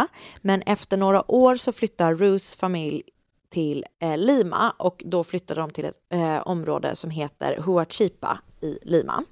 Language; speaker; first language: Swedish; native; Swedish